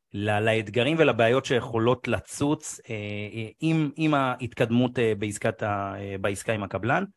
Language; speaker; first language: Hebrew; native; Hebrew